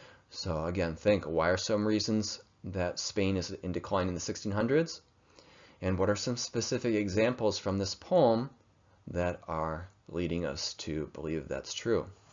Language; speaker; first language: English; native; English